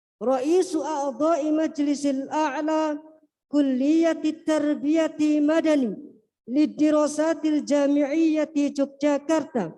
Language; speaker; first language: Arabic; non-native, fluent; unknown